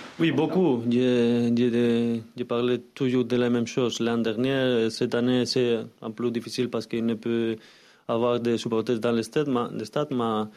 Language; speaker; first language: French; non-native, learner; Spanish